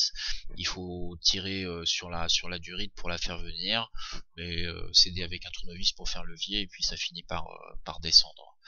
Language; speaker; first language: French; native; French